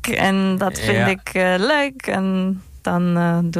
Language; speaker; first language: Dutch; non-native, fluent; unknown